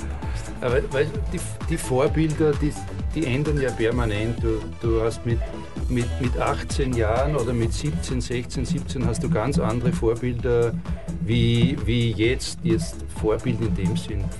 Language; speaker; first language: German; native; German